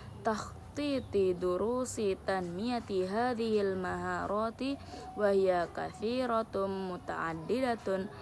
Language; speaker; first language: Arabic; non-native, learner; Indonesian